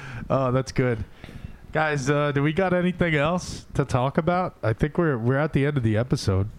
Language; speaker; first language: English; native; English